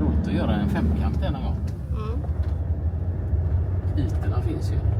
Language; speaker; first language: Swedish; native; Swedish